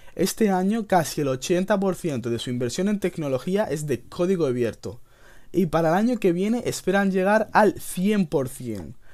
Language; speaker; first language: Spanish; native; Spanish